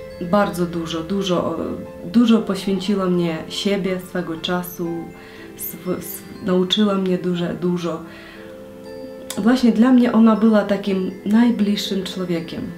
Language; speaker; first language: Polish; non-native, learner; Ukrainian